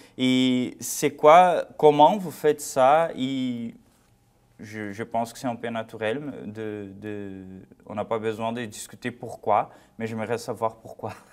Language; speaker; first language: French; non-native, fluent; Portuguese